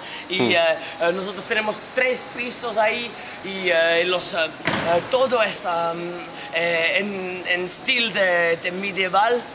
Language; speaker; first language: Spanish; non-native, learner; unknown